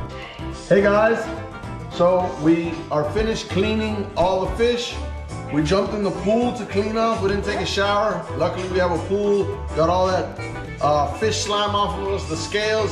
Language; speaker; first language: English; native; English